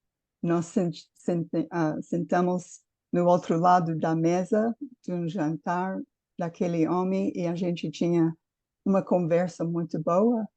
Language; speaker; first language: Portuguese; non-native, fluent; English